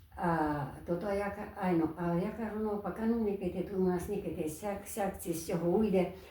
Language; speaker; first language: Ukrainian; native; Ukrainian